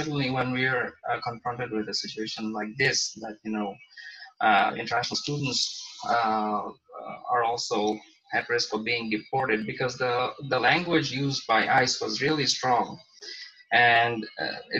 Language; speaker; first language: English; non-native, local second language; Bangla